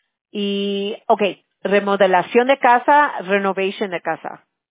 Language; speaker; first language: Spanish; early bilingual, other home language; English